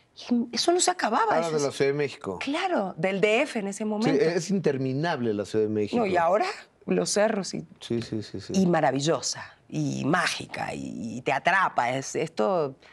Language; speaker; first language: Spanish; native; Spanish